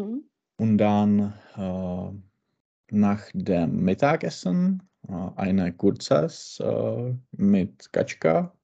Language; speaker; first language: German; non-native, learner; Czech